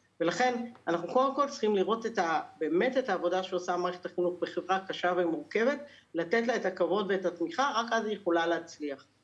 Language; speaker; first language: Hebrew; native; Hebrew